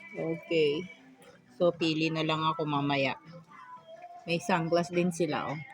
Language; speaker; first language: Filipino; native; Filipino